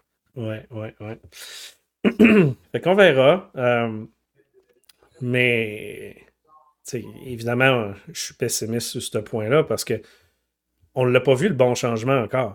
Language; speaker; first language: French; native; French